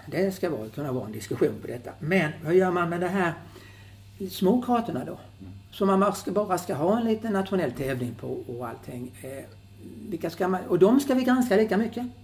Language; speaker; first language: Swedish; native; Swedish